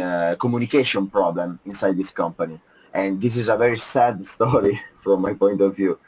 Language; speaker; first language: English; non-native, fluent; Italian